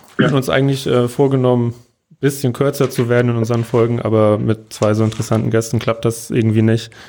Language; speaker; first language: German; native; German